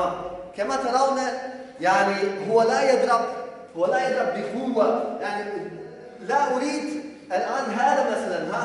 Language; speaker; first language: Arabic; non-native, fluent; Polish